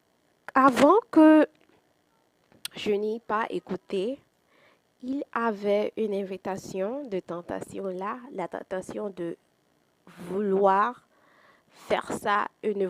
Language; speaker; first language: French; non-native, fluent; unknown